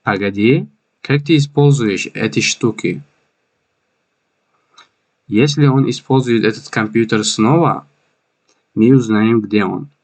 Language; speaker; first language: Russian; non-native, fluent; Tajik